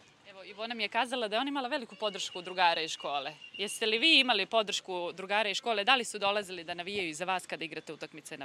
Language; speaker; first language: Serbian; native; Serbian